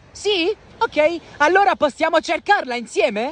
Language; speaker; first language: Italian; native; Italian